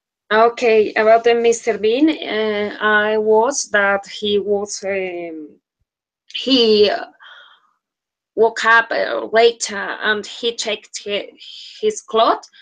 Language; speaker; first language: English; non-native, learner; Spanish